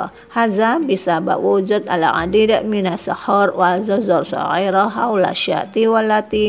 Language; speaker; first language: Arabic; non-native, fluent; Indonesian